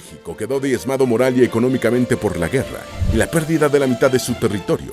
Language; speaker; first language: Spanish; native; Spanish